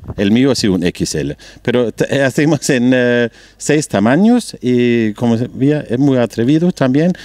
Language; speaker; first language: Spanish; non-native, learner; Danish